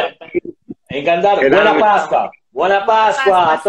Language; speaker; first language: Spanish; non-native, learner; Italian